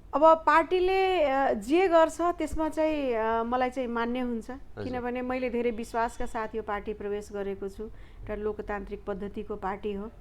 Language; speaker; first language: Nepali; non-native, local second language; Maithili